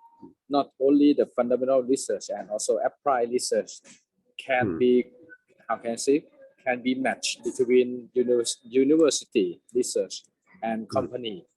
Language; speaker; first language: English; non-native, fluent; Thai